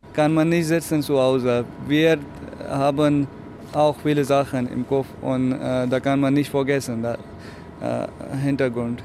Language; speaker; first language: German; non-native, learner; Arabic